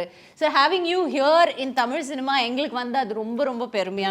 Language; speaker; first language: Tamil; native; Tamil